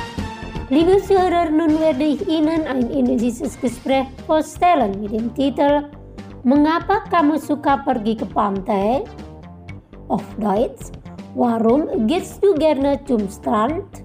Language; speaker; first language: German; non-native, fluent; Indonesian